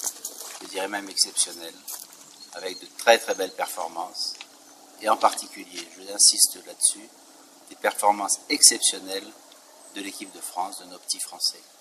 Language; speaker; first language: French; native; French